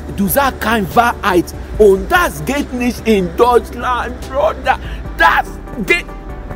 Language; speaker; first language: German; non-native, learner; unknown